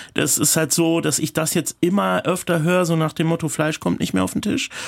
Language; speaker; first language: German; early bilingual, other home language; Turkish